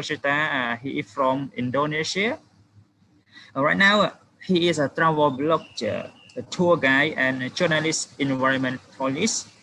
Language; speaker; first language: English; non-native, fluent; Khmer